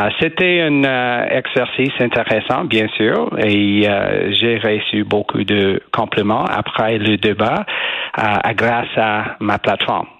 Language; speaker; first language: French; non-native, learner; English